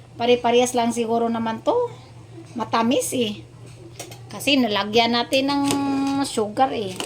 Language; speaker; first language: Filipino; non-native, local second language; Cebuano